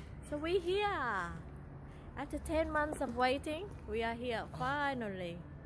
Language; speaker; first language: English; non-native, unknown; Vietnamese